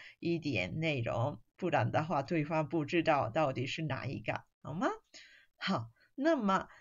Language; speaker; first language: Chinese; non-native, fluent; Japanese